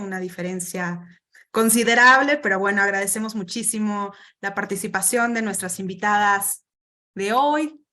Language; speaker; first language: Spanish; native; Spanish